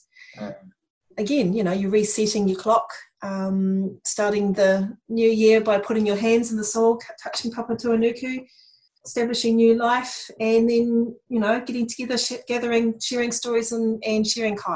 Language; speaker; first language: English; native; English